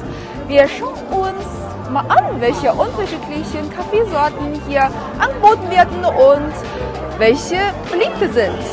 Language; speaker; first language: German; non-native, fluent; Chinese